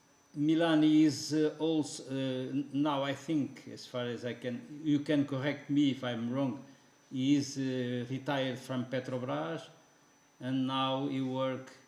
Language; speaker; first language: English; non-native, fluent; Portuguese